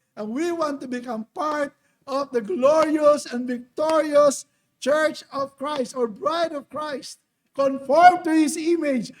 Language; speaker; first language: English; non-native, local second language; Filipino